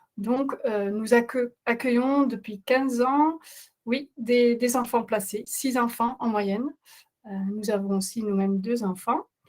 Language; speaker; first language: French; non-native, fluent; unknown